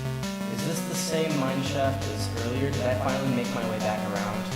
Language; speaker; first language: English; native; English